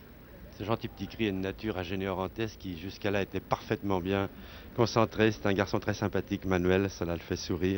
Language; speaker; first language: French; native; French